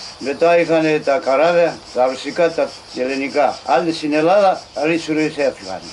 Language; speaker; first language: Greek; early bilingual, heritage; Greek